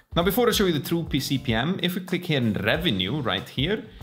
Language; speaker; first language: English; non-native, fluent; Icelandic